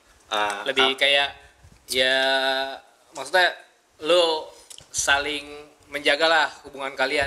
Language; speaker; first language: Indonesian; native; Indonesian